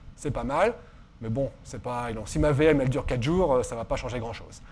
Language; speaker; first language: French; native; French